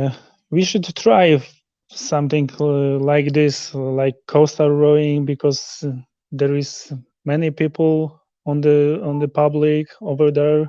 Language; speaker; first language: English; non-native, learner; Polish